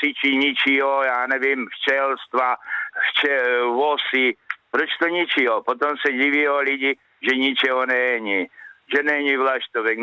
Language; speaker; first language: Czech; native; Czech